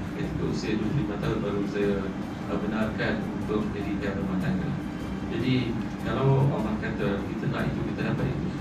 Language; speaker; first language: Malay; native; Malay